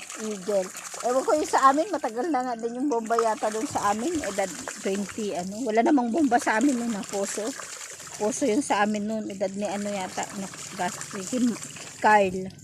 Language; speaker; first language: Filipino; native; Filipino